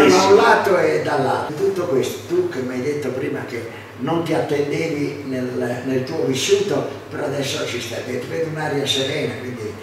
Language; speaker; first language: Italian; native; Italian